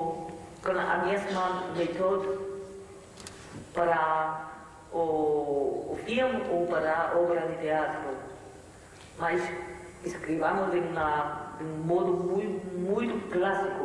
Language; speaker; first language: Portuguese; non-native, learner; French